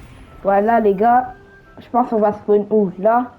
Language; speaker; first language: French; native; French